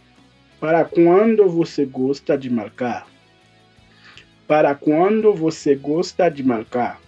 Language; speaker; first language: Portuguese; non-native, fluent; Haitian Creole